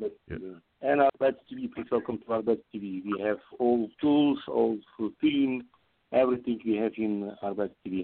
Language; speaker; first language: English; non-native, learner; Russian